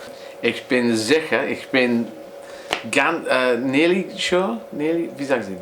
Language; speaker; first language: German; non-native, learner; English